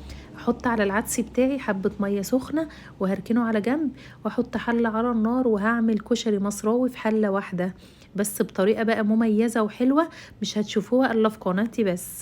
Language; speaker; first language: Arabic; native; Arabic